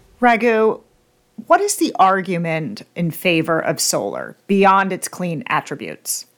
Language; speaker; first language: English; native; English